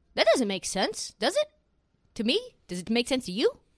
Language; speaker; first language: English; native; English